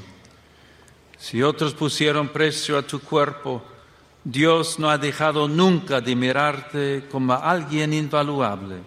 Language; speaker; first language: Spanish; non-native, fluent; English